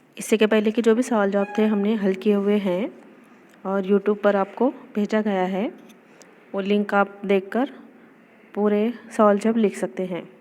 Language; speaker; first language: Hindi; non-native, local second language; Urdu